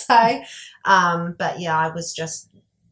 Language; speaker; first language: English; native; English